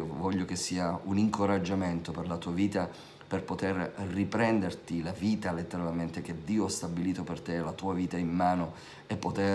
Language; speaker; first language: Italian; native; Italian